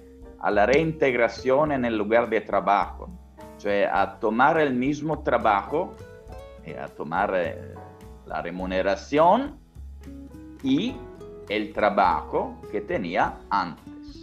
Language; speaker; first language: Spanish; non-native, fluent; Italian